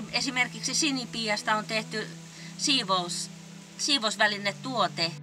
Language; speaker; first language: Finnish; native; Finnish